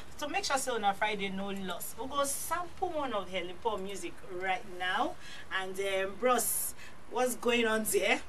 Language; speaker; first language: Nigerian Pidgin; non-native, local second language; Yoruba